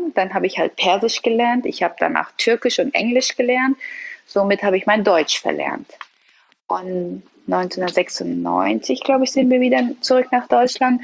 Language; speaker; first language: German; early bilingual, other home language; Persian